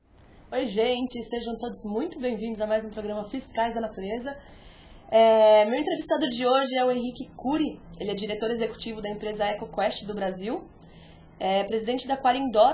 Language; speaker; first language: Portuguese; native; Portuguese